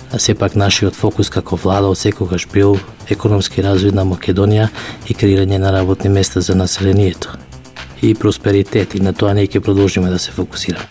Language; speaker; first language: Macedonian; native; Macedonian